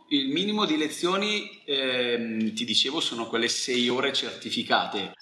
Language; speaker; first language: Italian; native; Italian